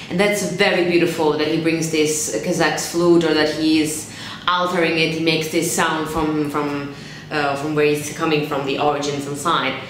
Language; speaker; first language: English; non-native, fluent; German